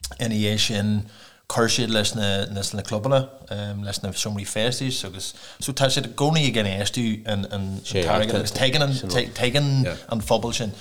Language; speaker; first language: Irish; non-native, local second language; English